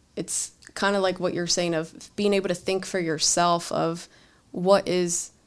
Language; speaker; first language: English; early bilingual, other home language; Spanish